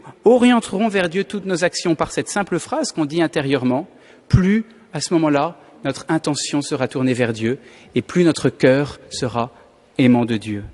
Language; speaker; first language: French; native; French